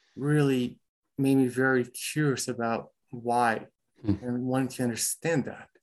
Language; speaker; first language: English; early bilingual, other home language; Romanian